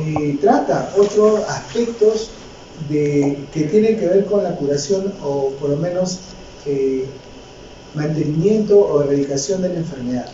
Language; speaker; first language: Spanish; native; Spanish